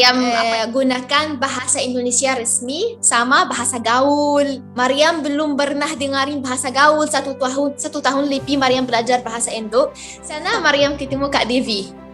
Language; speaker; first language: Indonesian; non-native, fluent; Arabic